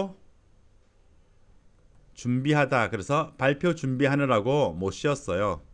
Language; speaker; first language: Korean; native; Korean